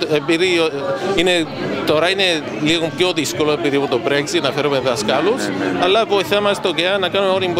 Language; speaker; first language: Greek; early bilingual, heritage; Greek